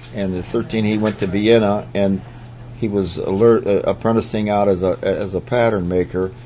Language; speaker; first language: English; native; English